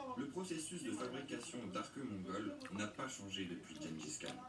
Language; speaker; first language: French; native; French